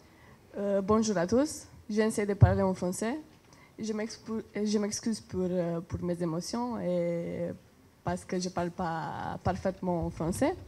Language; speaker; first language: French; non-native, learner; Romanian